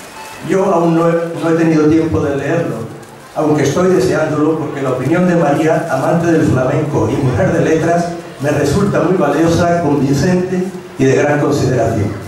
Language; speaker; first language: Spanish; native; Spanish